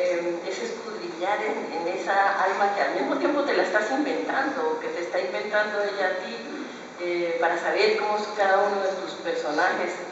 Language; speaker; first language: Spanish; native; Spanish